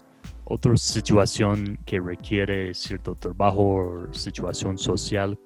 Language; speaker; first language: Spanish; non-native, fluent; English